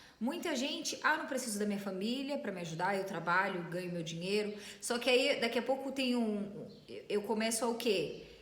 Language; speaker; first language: Portuguese; native; Portuguese